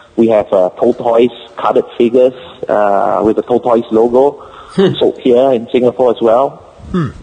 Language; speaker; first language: English; native; English